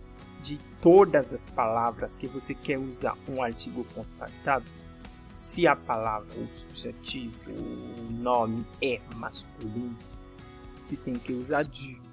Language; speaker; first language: Portuguese; non-native, fluent; French